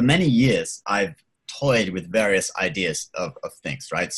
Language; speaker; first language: English; native; English